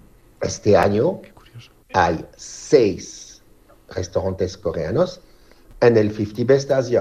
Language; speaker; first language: Spanish; non-native, fluent; French